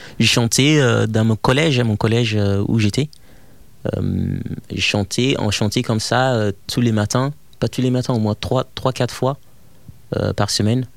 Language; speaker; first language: French; non-native, fluent; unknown